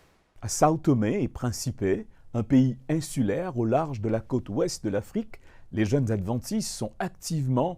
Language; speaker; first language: French; native; French